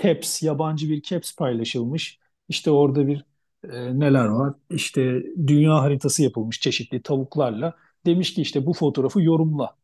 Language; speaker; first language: Turkish; native; Turkish